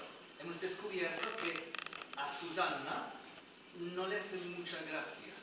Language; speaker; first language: Spanish; non-native, local second language; Catalan